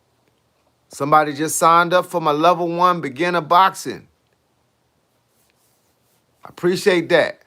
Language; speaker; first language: English; native; English